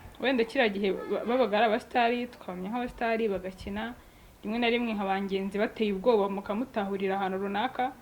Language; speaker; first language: Kinyarwanda; native; Kinyarwanda